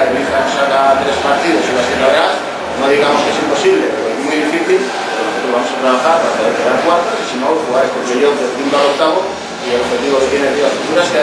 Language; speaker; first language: Spanish; native; Spanish